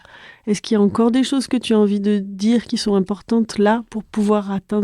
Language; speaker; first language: French; native; French